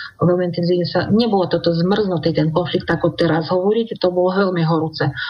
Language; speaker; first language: Slovak; non-native, fluent; Russian